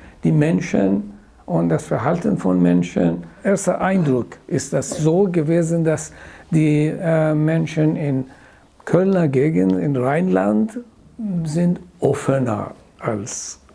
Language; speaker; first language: German; non-native, fluent; Persian